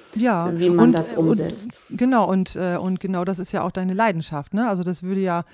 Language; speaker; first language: German; non-native, local second language; Low German